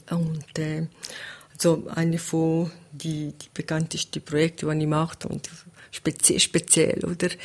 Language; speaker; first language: German; non-native, local second language; Italian